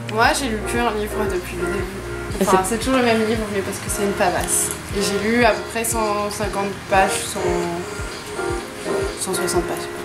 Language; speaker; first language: French; native; French